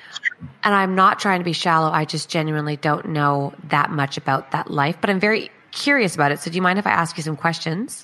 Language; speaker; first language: English; native; English